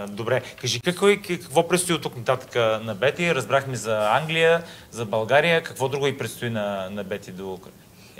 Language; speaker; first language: Bulgarian; native; Bulgarian